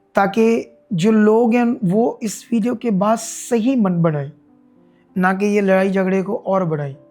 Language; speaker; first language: Hindi; non-native, local second language; Punjabi